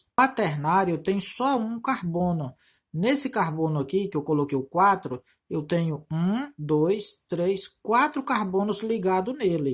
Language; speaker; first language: Portuguese; native; Portuguese